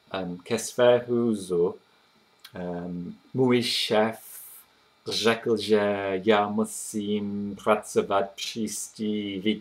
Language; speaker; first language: Czech; non-native, learner; English